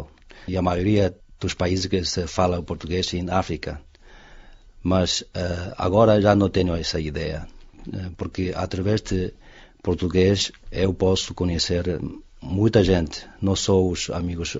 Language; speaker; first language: Portuguese; non-native, fluent; Chinese